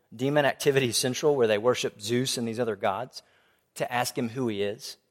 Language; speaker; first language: English; native; English